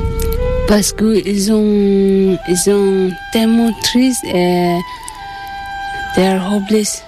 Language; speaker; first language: French; non-native, learner; Tibetan